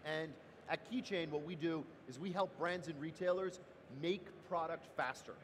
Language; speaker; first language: English; native; English